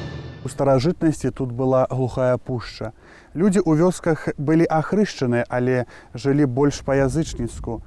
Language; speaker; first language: Belarusian; native; Belarusian